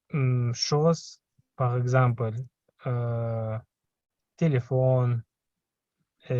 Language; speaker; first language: French; non-native, learner; Russian